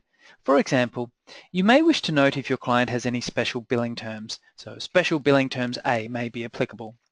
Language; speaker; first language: English; native; English